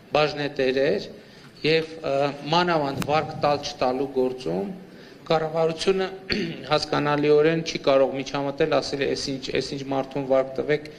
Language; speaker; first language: Armenian; native; Armenian